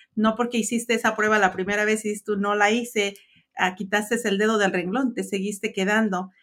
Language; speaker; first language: Spanish; native; Spanish